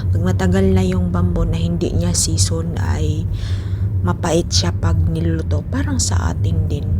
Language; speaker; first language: Filipino; non-native, local second language; Hiligaynon